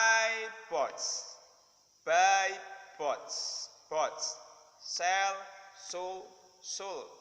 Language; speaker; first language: English; non-native, fluent; Indonesian